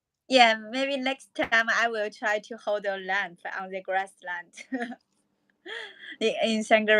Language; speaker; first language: English; non-native, learner; Chinese